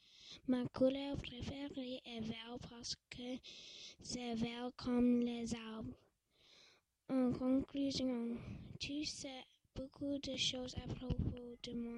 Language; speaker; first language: French; non-native, local second language; English